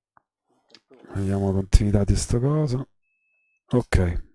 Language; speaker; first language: Italian; native; Italian